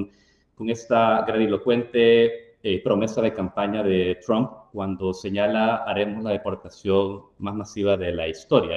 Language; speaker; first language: Spanish; native; Spanish